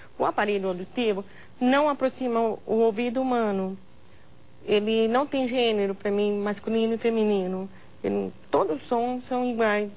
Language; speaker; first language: Portuguese; non-native, local second language; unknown